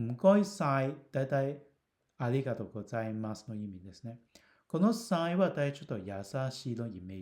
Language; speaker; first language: Japanese; non-native, fluent; Cantonese